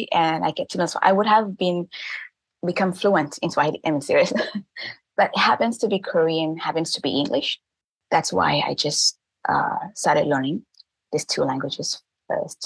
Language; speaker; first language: English; non-native, fluent; Thai